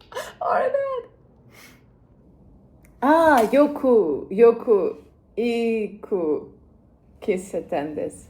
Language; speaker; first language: Japanese; non-native, learner; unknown